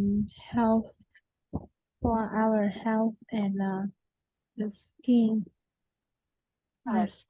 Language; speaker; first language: English; non-native, learner; Vietnamese